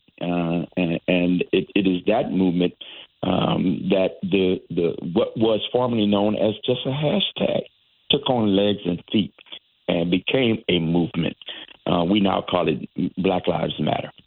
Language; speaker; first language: English; native; English